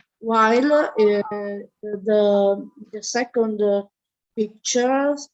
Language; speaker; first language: English; non-native, learner; Italian